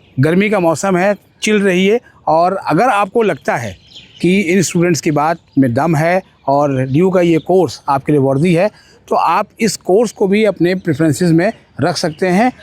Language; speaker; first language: Hindi; native; Hindi